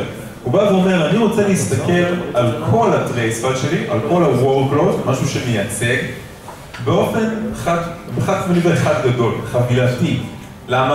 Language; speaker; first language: Hebrew; native; Hebrew